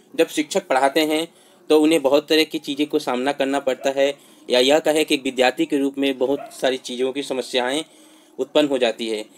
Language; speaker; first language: Hindi; non-native, local second language; Bhojpuri